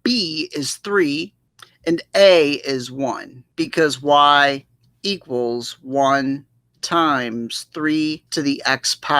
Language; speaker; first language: English; native; English